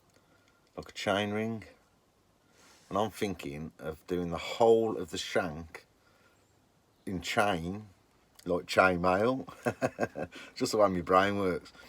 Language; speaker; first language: English; native; English